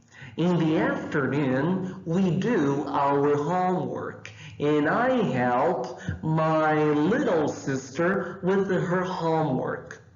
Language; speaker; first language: English; non-native, fluent; Portuguese